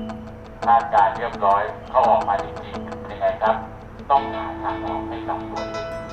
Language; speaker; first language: Thai; native; Thai